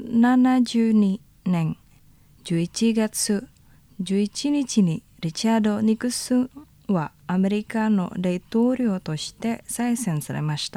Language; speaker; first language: Japanese; non-native, fluent; Indonesian